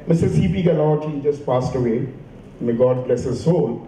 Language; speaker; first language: English; non-native, local second language; Hindi